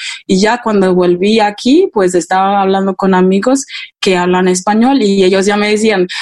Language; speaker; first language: English; non-native, fluent; German